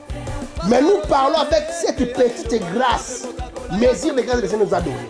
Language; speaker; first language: French; non-native, local second language; Lingala